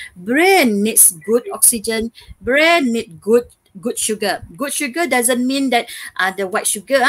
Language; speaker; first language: English; non-native, local second language; Malay